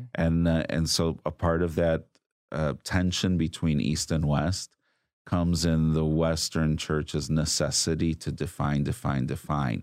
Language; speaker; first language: English; native; English